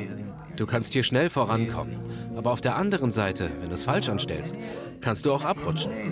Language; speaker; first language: German; native; German